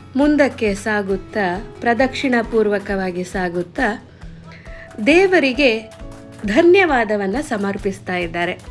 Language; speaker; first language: Kannada; non-native, local second language; Tulu